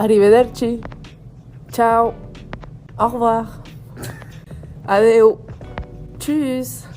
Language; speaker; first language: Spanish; early bilingual, heritage; Spanish